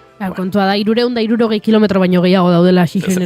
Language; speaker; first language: Basque; native; Basque